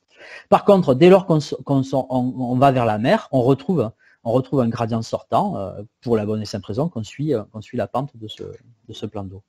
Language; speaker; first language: French; native; French